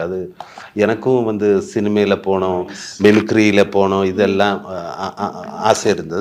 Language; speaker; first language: Tamil; non-native, learner; Malayalam